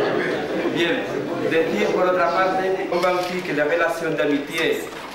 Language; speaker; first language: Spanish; native; Spanish